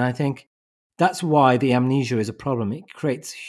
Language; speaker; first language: English; native; English